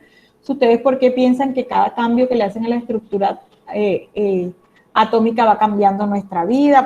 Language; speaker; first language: Spanish; native; Spanish